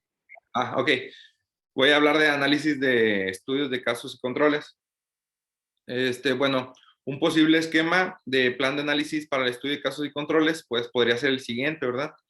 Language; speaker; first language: Spanish; native; Spanish